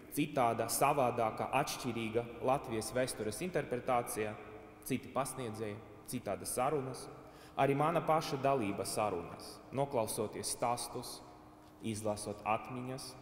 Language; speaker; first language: Latvian; non-native, local second language; Russian